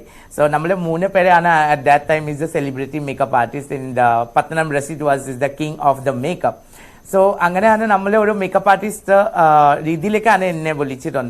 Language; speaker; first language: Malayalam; non-native, local second language; Assamese